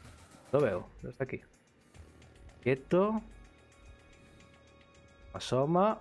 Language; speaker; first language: Spanish; native; Spanish